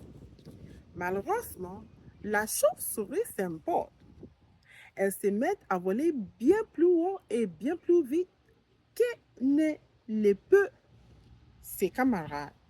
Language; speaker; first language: French; non-native, learner; English